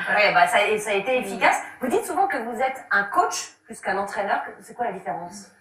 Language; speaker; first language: French; native; French